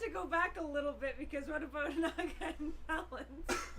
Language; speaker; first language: English; native; English